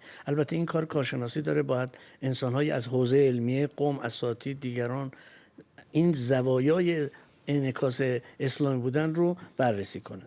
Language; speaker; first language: Persian; native; Persian